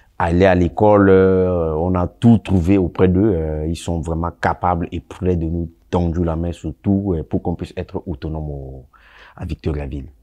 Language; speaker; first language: French; non-native, local second language; Sango